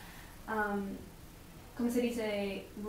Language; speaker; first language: Spanish; non-native, learner; English